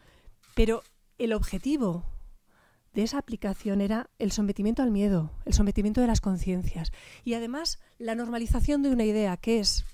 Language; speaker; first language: Spanish; native; Spanish